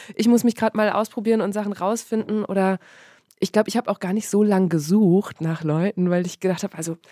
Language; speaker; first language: German; native; German